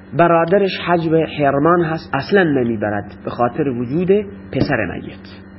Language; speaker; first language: Persian; non-native, local second language; Baluchi